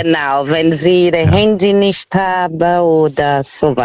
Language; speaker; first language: German; non-native, fluent; Portuguese